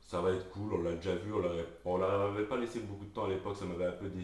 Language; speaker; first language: French; native; French